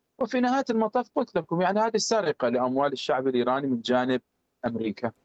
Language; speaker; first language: Arabic; non-native, fluent; Persian